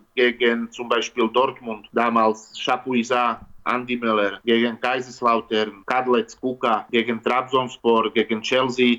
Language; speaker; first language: German; non-native, learner; Slovak